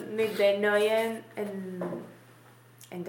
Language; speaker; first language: German; non-native, learner; Spanish